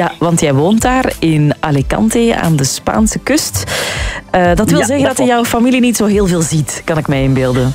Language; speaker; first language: Dutch; native; Dutch